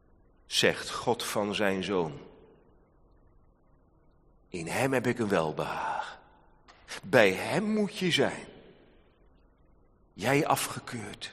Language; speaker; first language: Dutch; native; Dutch